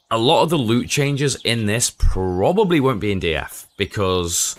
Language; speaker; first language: English; native; English